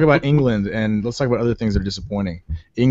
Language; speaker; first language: English; native; English